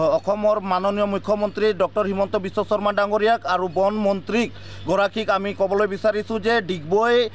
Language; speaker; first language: Assamese; native; Assamese